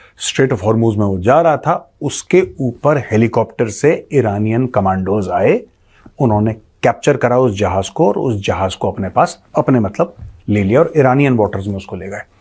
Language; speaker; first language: Hindi; native; Hindi